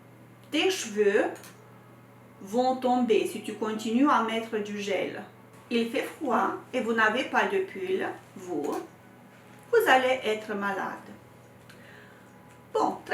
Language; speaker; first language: French; non-native, fluent; Romanian